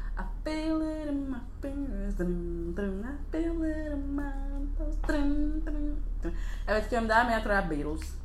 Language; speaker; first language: Norwegian; early bilingual, other home language; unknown